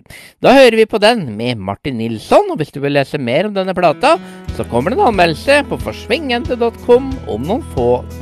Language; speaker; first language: Norwegian; native; Norwegian